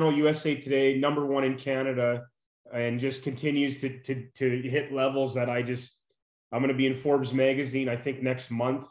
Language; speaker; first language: English; native; English